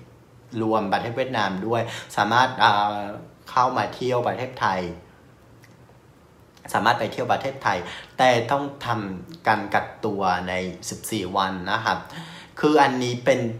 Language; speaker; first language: Thai; non-native, fluent; Vietnamese